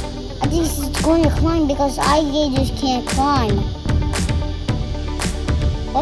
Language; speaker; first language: English; early bilingual, other home language; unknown